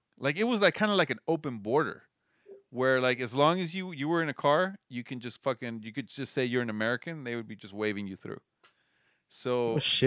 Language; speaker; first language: English; early bilingual, other home language; Spanish